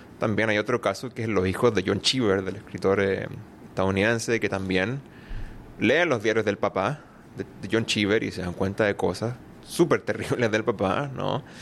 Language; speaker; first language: Spanish; native; Spanish